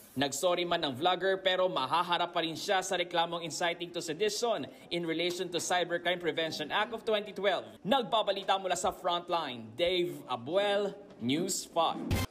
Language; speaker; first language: Filipino; native; Filipino